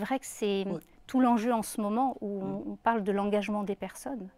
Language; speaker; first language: French; native; French